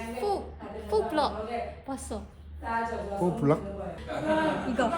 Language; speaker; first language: Korean; non-native, learner; Burmese